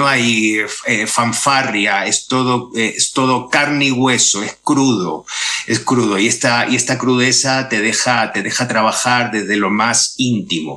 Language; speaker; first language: Spanish; native; Spanish